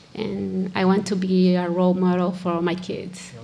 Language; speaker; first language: English; non-native, fluent; Spanish